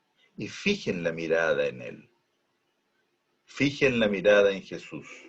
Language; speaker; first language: Spanish; native; Spanish